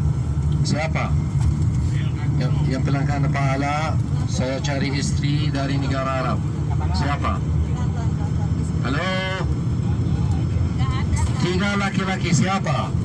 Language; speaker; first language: Indonesian; non-native, learner; Arabic